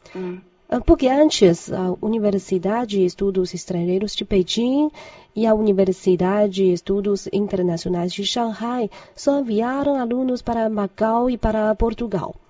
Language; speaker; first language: Portuguese; non-native, fluent; Chinese